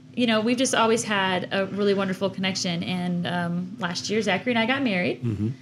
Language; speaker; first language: English; native; English